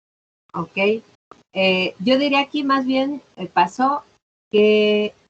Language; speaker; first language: Spanish; native; Spanish